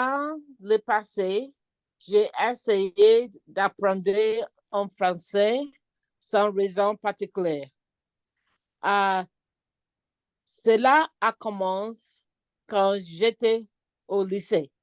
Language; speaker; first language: French; non-native, learner; Akan